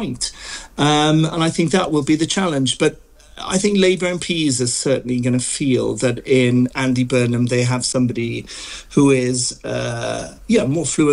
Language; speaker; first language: English; native; English